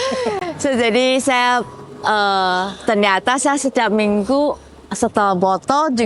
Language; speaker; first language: Indonesian; early bilingual, heritage; Indonesian